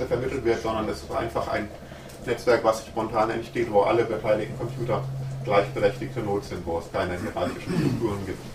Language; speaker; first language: German; native; German